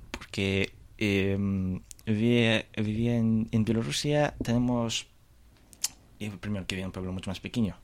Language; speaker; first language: Spanish; non-native, fluent; Russian